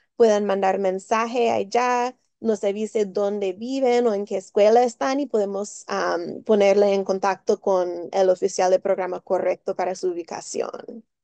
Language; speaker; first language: Spanish; early bilingual, heritage; Spanish